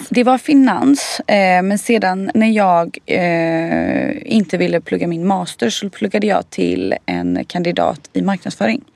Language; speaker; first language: Swedish; early bilingual, other home language; Bosnian